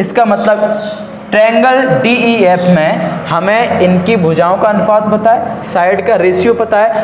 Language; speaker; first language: Hindi; native; Hindi